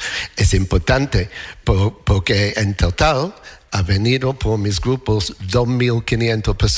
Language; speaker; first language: Spanish; non-native, learner; English